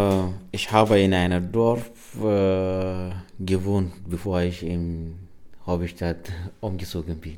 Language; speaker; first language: German; non-native, learner; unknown